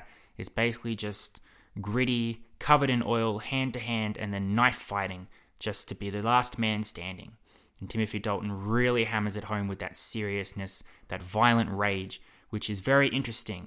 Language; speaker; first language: English; native; English